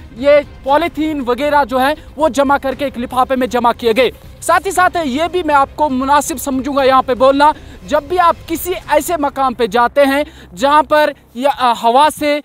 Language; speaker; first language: Hindi; non-native, local second language; Kashmiri